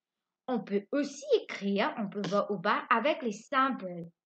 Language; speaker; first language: French; non-native, local second language; Morisyen